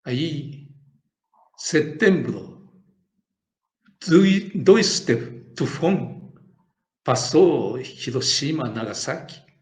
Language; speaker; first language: Portuguese; non-native, learner; Japanese